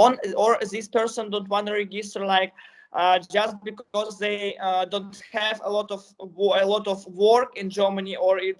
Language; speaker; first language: English; non-native, learner; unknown